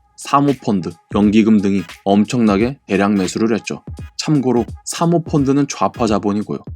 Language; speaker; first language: Korean; native; Korean